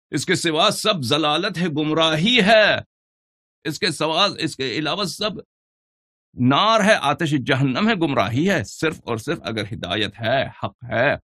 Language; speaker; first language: Urdu; non-native, fluent; Persian